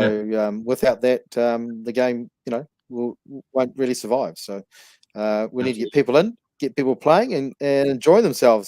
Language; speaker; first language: English; native; English